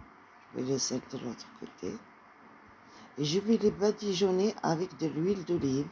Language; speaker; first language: French; non-native, fluent; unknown